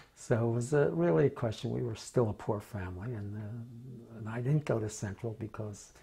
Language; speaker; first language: English; native; English